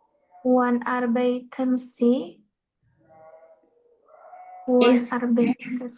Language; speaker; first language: German; non-native, learner; Indonesian